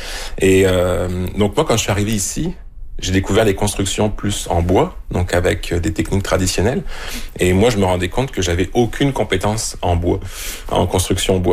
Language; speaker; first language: French; native; French